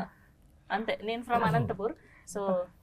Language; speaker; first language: Telugu; native; Telugu